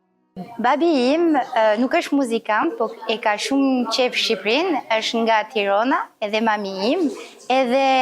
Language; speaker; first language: Albanian; early bilingual, heritage; Albanian